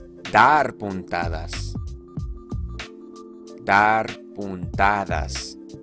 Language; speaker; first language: Spanish; non-native, fluent; English